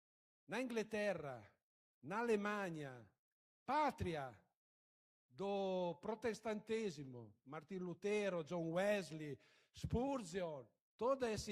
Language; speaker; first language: Portuguese; non-native, fluent; Italian